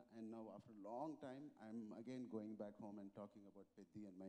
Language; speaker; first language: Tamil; non-native, local second language; Telugu